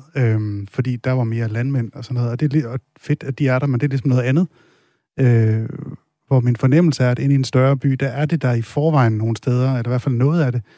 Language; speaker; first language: Danish; native; Danish